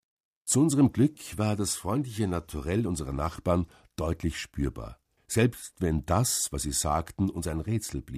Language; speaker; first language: German; native; German